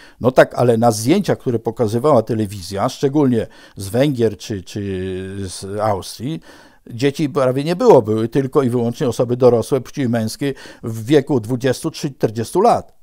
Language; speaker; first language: Polish; native; Polish